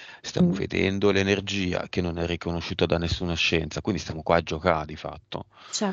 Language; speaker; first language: Italian; native; Italian